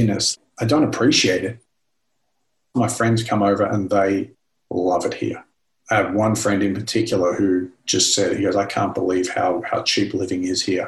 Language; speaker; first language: English; native; English